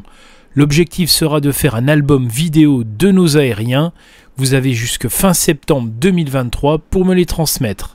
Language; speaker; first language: French; native; French